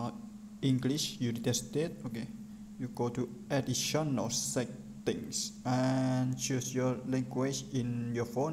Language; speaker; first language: English; non-native, learner; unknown